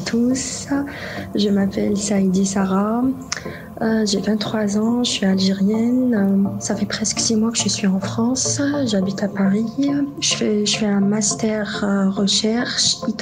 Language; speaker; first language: French; non-native, local second language; Arabic